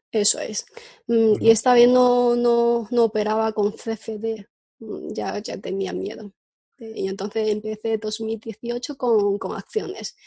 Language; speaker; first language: Spanish; non-native, fluent; Chinese